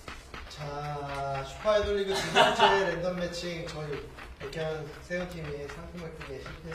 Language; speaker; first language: Korean; native; Korean